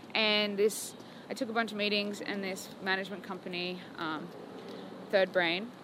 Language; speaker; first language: English; native; English